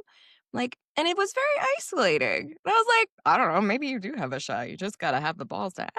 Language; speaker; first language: English; native; English